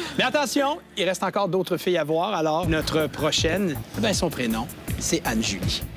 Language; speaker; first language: French; native; French